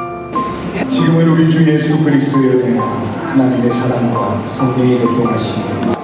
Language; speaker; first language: Korean; native; Korean